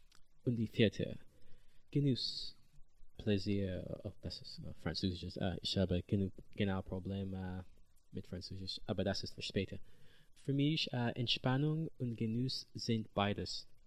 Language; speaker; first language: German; non-native, learner; English